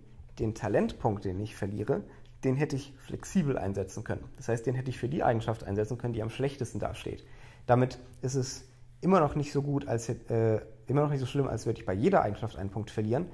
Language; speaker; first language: German; native; German